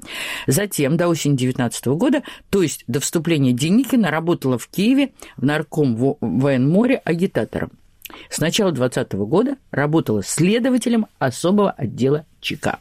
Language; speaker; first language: Russian; native; Russian